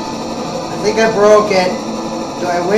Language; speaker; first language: English; native; English